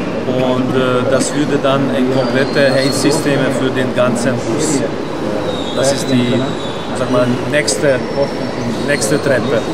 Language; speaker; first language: German; non-native, learner; Hungarian